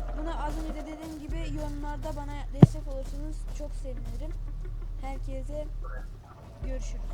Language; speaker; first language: Turkish; native; Turkish